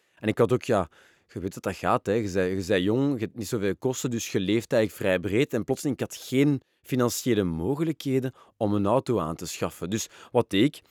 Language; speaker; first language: Dutch; non-native, local second language; French